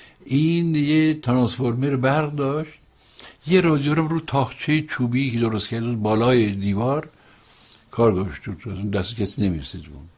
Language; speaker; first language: Persian; native; Persian